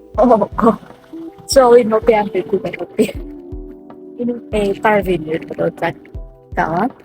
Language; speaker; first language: Finnish; non-native, learner; Vietnamese